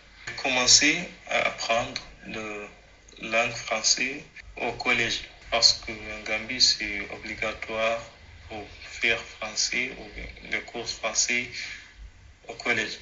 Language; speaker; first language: French; non-native, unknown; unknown